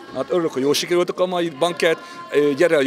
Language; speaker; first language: Hungarian; native; Hungarian